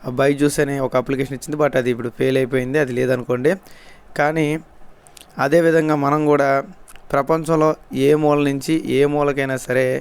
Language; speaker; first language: Telugu; native; Telugu